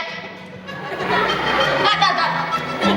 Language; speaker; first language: Russian; non-native, learner; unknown